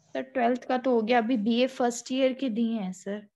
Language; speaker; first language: Hindi; native; Hindi